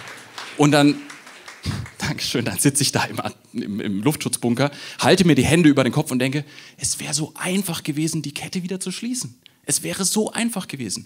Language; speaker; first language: German; native; German